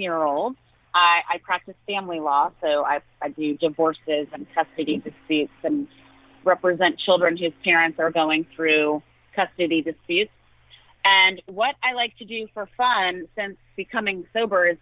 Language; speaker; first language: English; native; English